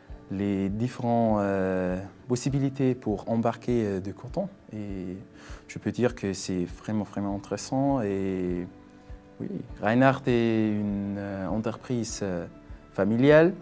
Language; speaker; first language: French; non-native, fluent; Swiss German